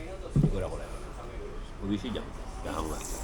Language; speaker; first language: Japanese; non-native, learner; Filipino